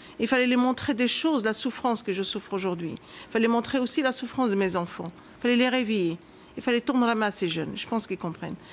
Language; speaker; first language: French; non-native, local second language; Arabic